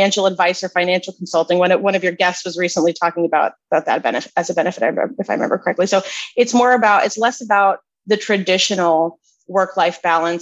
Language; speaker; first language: English; native; English